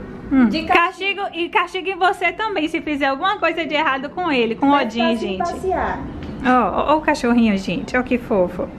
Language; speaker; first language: Portuguese; native; Portuguese